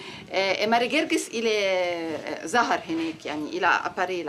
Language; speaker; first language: French; non-native, learner; Arabic